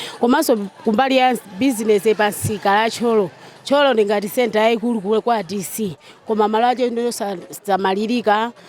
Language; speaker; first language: Nyanja; native; Nyanja